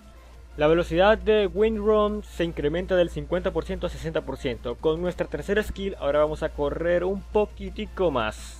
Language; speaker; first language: Spanish; native; Spanish